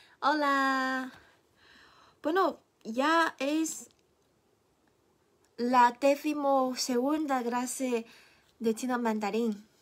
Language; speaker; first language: Spanish; non-native, fluent; Chinese